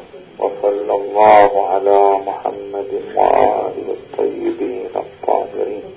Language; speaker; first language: Arabic; native; Arabic